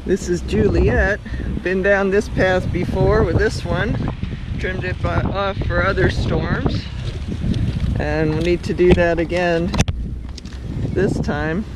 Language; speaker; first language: English; native; English